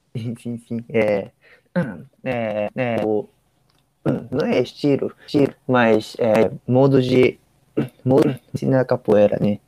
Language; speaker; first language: Portuguese; non-native, learner; Japanese